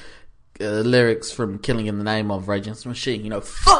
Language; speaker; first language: English; native; English